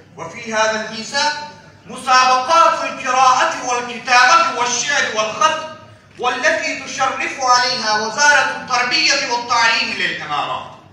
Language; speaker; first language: Arabic; non-native, fluent; Urdu